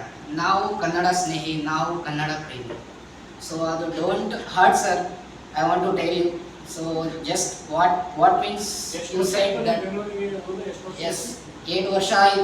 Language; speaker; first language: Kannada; non-native, local second language; Marathi